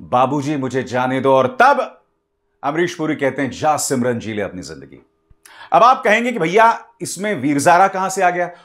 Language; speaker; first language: Hindi; native; Hindi